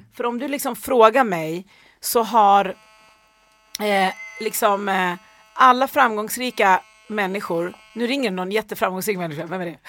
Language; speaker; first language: Swedish; early bilingual, other home language; Persian